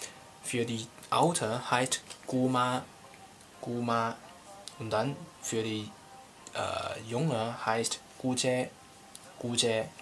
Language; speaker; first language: German; non-native, learner; Cantonese